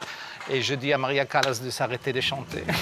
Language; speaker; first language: French; non-native, fluent; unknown